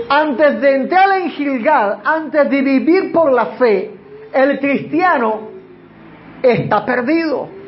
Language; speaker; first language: Spanish; native; Spanish